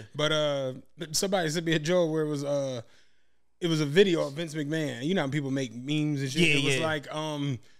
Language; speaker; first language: English; native; English